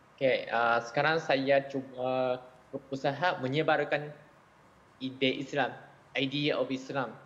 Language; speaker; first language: Malay; non-native, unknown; Japanese